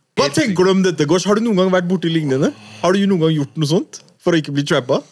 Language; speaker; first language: Norwegian; early bilingual, other home language; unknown